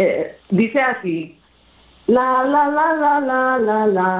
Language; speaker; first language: Spanish; early bilingual, heritage; English